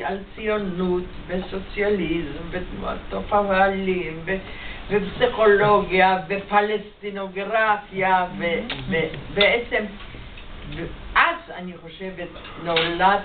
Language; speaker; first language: Hebrew; non-native, fluent; Yiddish